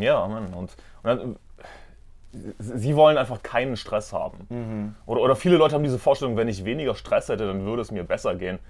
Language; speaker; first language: German; native; German